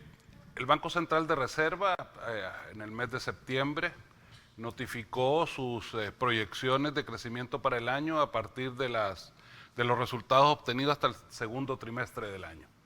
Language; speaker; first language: Spanish; native; Spanish